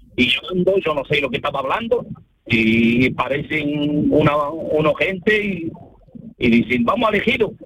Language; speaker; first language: Spanish; early bilingual, other home language; Arabic